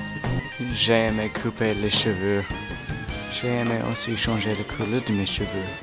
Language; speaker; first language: French; non-native, learner; English